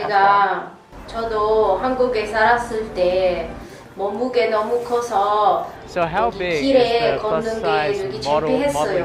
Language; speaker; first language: Korean; non-native, learner; Italian